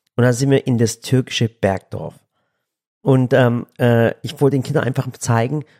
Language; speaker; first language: German; early bilingual, other home language; Turkish